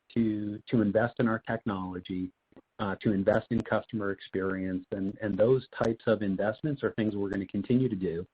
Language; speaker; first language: English; native; English